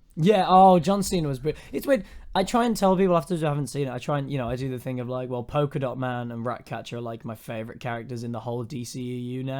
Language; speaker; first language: English; native; English